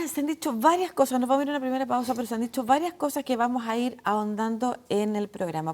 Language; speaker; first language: Spanish; native; Spanish